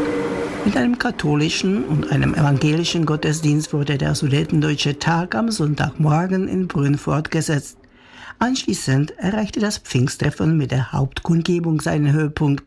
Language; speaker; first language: German; native; German